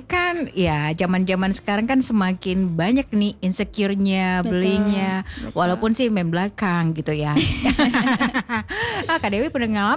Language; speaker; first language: Indonesian; non-native, local second language; Achinese